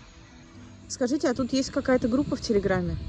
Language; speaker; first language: Russian; native; Russian